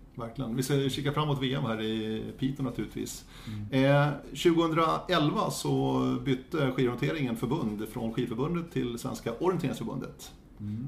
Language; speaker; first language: Swedish; native; Swedish